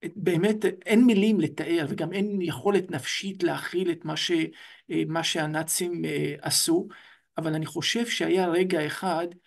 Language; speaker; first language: Hebrew; non-native, local second language; Arabic